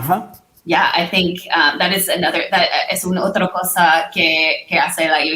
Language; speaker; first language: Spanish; non-native, learner; English